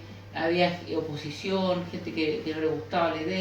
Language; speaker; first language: Spanish; native; Spanish